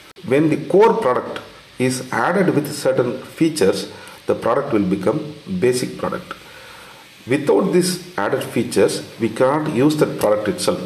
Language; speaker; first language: English; non-native, local second language; Tamil